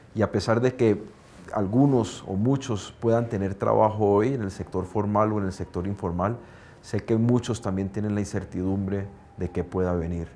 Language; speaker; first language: Spanish; native; Spanish